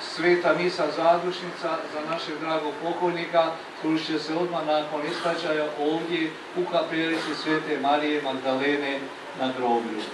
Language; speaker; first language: Croatian; native; Croatian